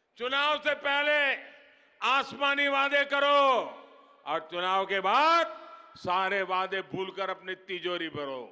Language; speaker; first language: Hindi; non-native, local second language; Gujarati